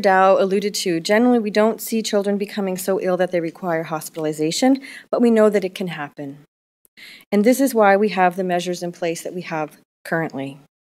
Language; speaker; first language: English; native; English